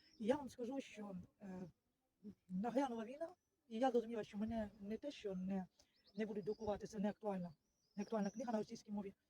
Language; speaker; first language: Ukrainian; non-native, local second language; Russian